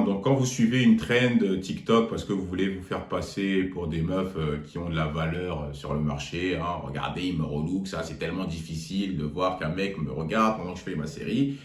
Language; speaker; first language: French; native; French